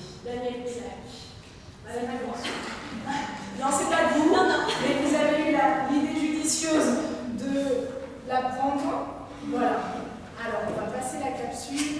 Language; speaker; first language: French; native; French